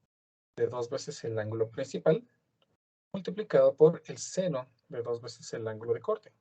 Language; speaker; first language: Spanish; native; Spanish